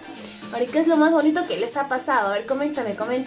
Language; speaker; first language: Spanish; native; Spanish